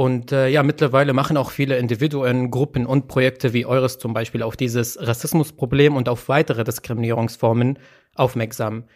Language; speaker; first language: German; native; German